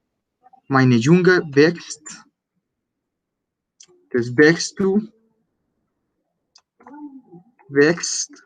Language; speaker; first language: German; non-native, fluent; Spanish